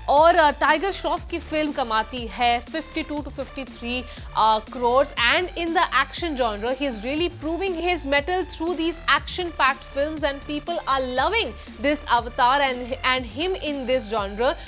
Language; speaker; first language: Hindi; native; Hindi